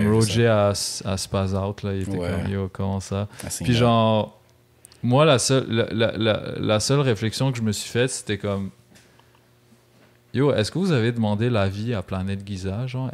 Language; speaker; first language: French; native; French